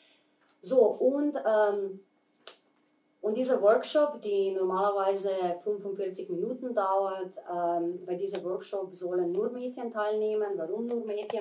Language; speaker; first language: German; non-native, fluent; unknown